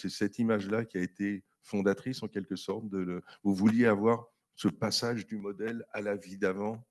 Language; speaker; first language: French; native; French